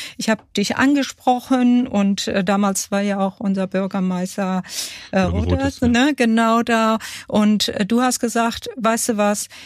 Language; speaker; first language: German; early bilingual, other home language; Kurdish